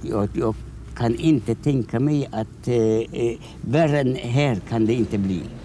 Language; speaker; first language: Swedish; non-native, fluent; Polish